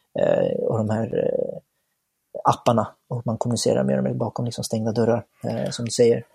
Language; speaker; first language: Swedish; early bilingual, other home language; Bangla